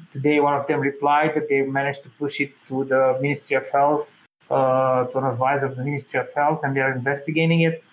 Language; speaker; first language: English; non-native, fluent; Romanian